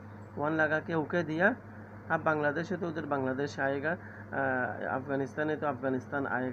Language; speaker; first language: Hindi; non-native, learner; Bangla